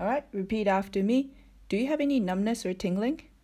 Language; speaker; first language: English; non-native, fluent; Japanese